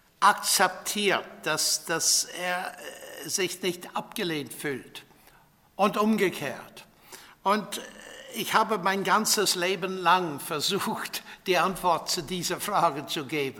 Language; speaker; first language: German; non-native, fluent; English